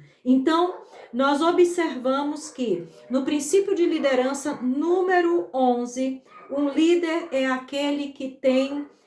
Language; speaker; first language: Portuguese; native; Portuguese